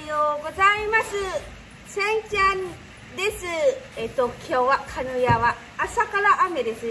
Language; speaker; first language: Japanese; non-native, learner; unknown